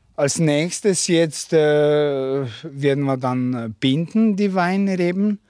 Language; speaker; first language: German; non-native, learner; Slovenian